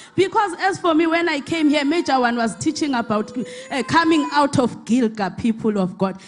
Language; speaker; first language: English; non-native, local second language; Xhosa